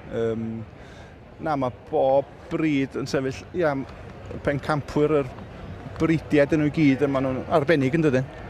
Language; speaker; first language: Welsh; native; Welsh